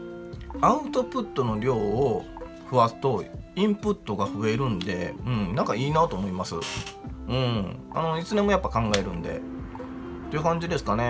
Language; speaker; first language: Japanese; native; Japanese